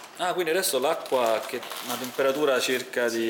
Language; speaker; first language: Italian; native; Italian